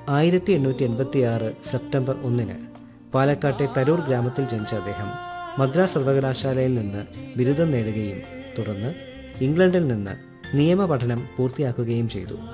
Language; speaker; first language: Malayalam; native; Malayalam